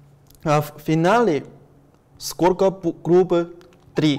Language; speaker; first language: Russian; non-native, learner; Chinese